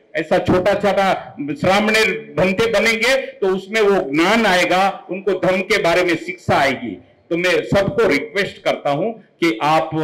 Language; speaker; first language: Hindi; non-native, local second language; Marathi